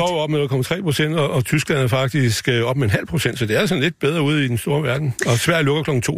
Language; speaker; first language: Danish; native; Danish